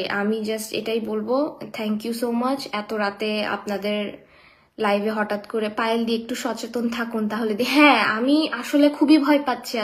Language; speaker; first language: Bangla; non-native, local second language; Kok Borok